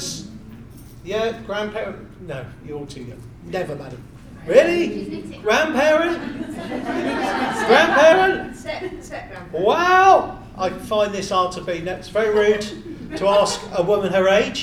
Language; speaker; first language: English; native; English